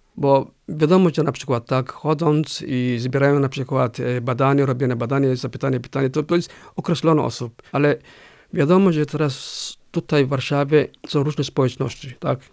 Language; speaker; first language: Polish; non-native, fluent; Somali